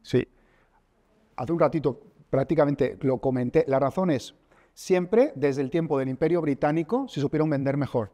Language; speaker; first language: Spanish; native; Spanish